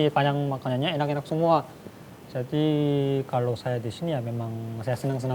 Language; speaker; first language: Indonesian; non-native, fluent; Korean